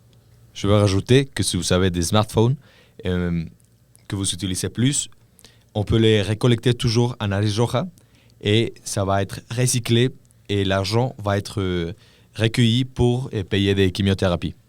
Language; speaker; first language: French; non-native, fluent; Spanish